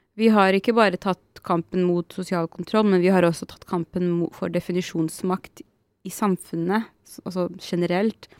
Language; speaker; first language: Norwegian; early bilingual, other home language; Arabic